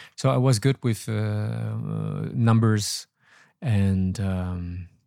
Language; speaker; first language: English; non-native, fluent; German